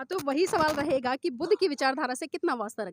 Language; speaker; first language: Hindi; native; Hindi